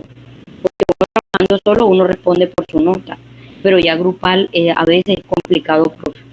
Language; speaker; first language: Spanish; native; Spanish